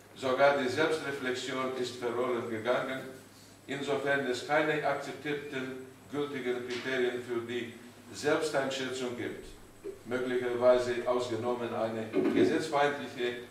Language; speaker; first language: German; non-native, learner; Romanian